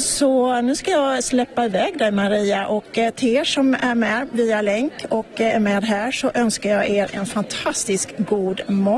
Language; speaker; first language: Swedish; native; Swedish